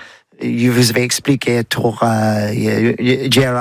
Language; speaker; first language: French; non-native, learner; English